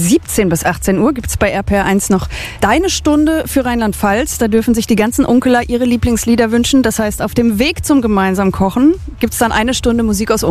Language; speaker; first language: German; native; German